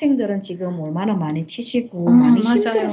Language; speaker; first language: Korean; non-native, fluent; Indonesian